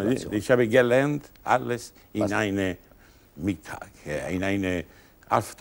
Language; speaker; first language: German; non-native, learner; Italian